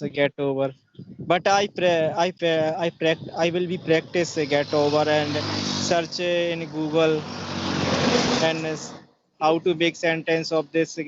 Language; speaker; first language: English; non-native, learner; Hindi